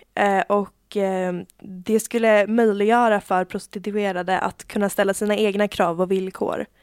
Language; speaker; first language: Swedish; native; Swedish